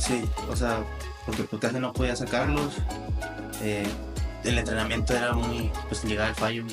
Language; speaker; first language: Spanish; native; Spanish